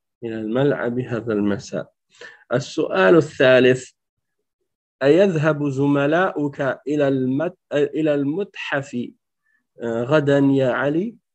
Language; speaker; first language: Arabic; non-native, fluent; French